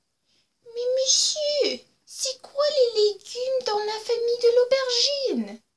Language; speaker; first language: French; non-native, local second language; English